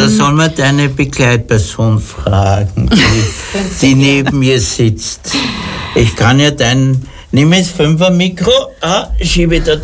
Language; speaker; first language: German; native; German